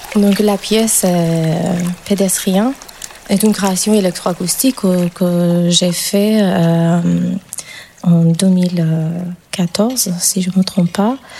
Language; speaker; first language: French; non-native, fluent; Persian